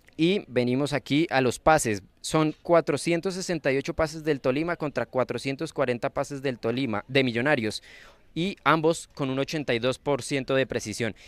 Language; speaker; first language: Spanish; native; Spanish